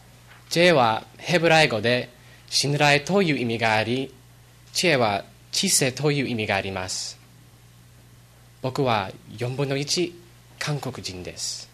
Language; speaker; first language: Japanese; non-native, learner; English